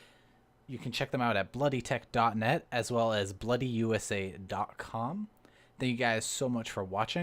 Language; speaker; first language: English; native; English